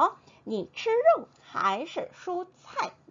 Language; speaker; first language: Chinese; non-native, fluent; Korean